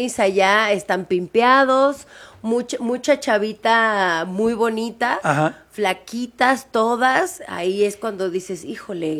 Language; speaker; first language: Spanish; native; Spanish